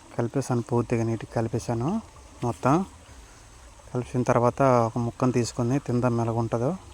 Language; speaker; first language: Telugu; non-native, local second language; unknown